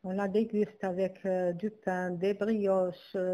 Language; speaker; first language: French; non-native, local second language; Arabic